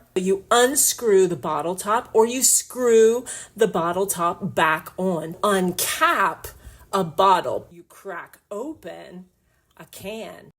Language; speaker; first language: English; native; English